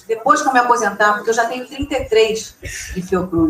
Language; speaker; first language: Portuguese; native; Portuguese